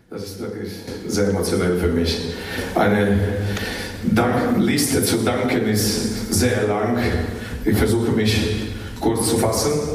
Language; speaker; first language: German; non-native, fluent; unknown